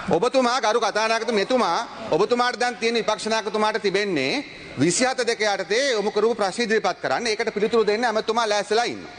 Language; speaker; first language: Sinhala; native; Sinhala